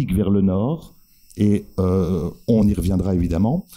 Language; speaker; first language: French; native; French